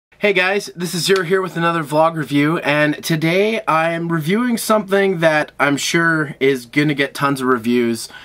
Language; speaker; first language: English; native; English